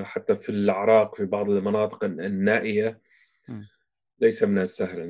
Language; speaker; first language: Arabic; non-native, fluent; German